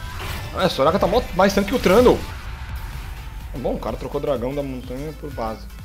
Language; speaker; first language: Portuguese; native; Portuguese